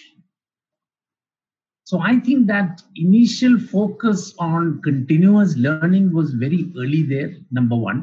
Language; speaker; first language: English; non-native, local second language; Malayalam